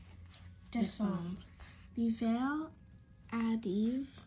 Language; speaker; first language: French; non-native, learner; English